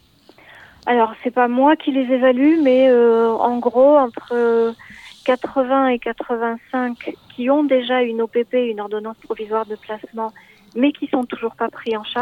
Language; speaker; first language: French; native; French